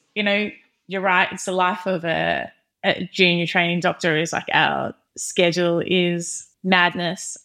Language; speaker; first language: English; native; English